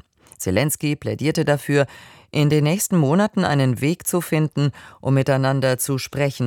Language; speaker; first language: German; native; German